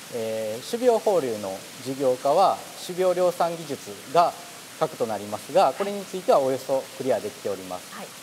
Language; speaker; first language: Japanese; native; Japanese